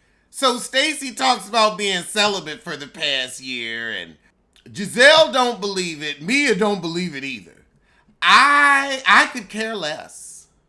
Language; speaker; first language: English; native; English